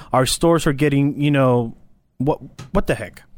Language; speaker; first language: English; early bilingual, other home language; Spanish